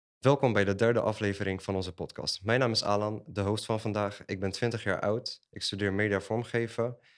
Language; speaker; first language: Dutch; early bilingual, other home language; Polish